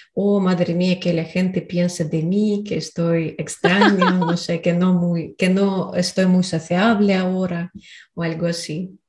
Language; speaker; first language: Spanish; non-native, learner; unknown